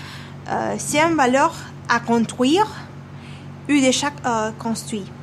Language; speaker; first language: French; non-native, learner; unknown